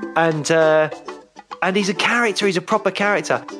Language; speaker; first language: English; native; English